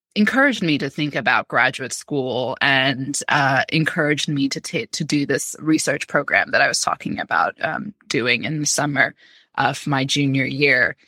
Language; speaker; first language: English; early bilingual, other home language; Amharic